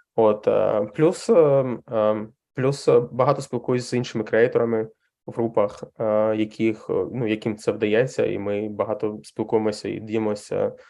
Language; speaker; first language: Ukrainian; non-native, local second language; Russian